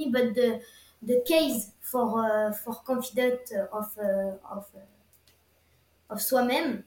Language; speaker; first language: English; non-native, learner; French